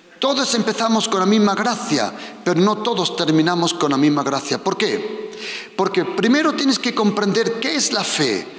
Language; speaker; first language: Spanish; non-native, fluent; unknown